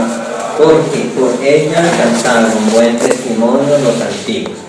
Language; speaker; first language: Spanish; native; Spanish